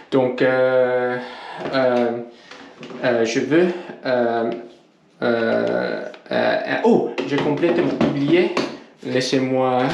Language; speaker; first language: French; non-native, learner; English